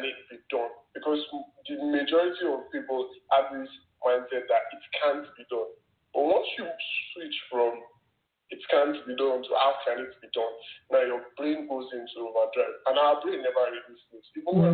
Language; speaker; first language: English; non-native, local second language; Yoruba